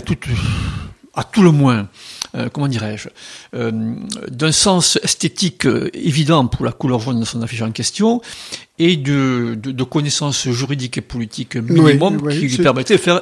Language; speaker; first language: French; native; French